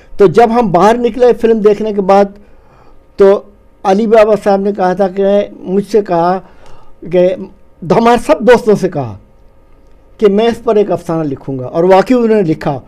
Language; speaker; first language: Urdu; non-native, local second language; Baluchi